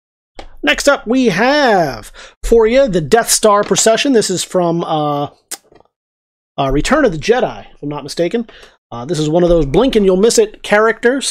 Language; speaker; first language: English; native; English